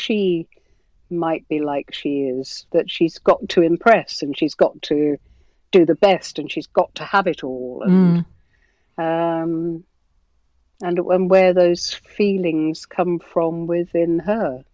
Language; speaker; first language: English; native; English